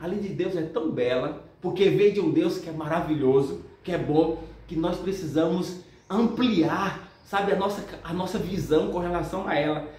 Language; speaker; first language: Portuguese; native; Portuguese